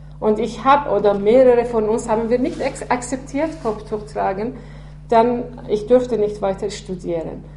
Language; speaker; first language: German; non-native, fluent; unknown